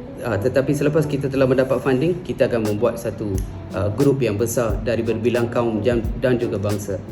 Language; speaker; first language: Malay; non-native, local second language; Tamil